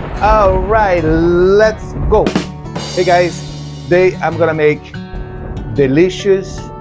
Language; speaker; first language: English; non-native, fluent; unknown